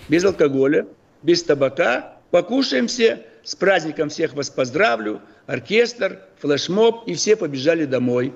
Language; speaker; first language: Russian; native; Russian